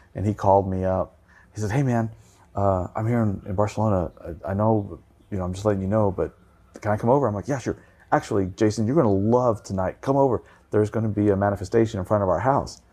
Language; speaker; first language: English; native; English